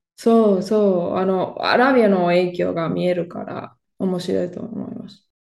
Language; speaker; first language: Japanese; non-native, fluent; Spanish